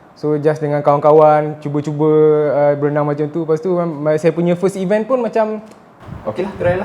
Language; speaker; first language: Malay; native; Malay